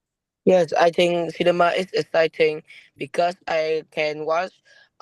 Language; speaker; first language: English; non-native, learner; Vietnamese